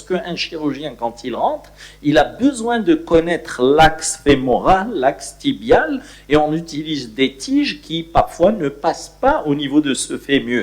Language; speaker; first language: French; non-native, local second language; Arabic